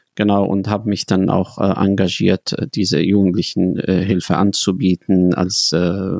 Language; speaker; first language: German; non-native, fluent; Arabic